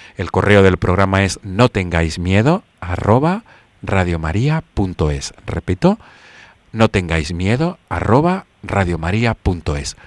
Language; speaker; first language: Spanish; native; Spanish